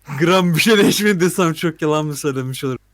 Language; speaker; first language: Turkish; native; Turkish